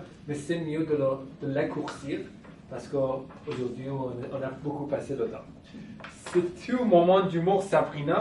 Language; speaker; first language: French; non-native, fluent; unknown